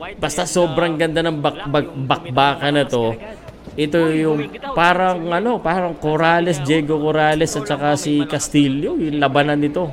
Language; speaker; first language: Filipino; native; Filipino